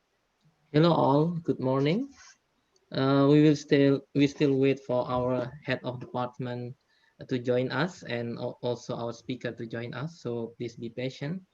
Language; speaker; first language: English; non-native, fluent; Indonesian